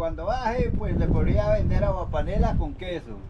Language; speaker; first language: Spanish; native; Spanish